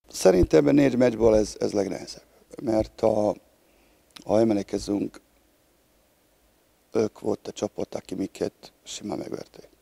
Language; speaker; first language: Hungarian; non-native, learner; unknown